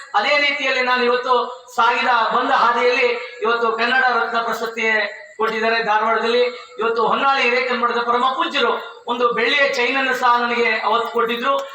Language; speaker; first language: Kannada; native; Kannada